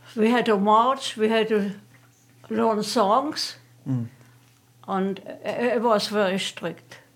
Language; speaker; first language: English; non-native, fluent; German